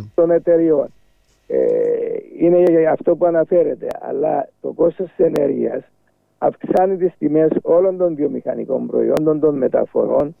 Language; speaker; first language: Greek; native; Greek